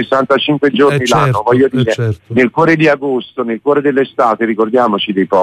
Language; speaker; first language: Italian; native; Italian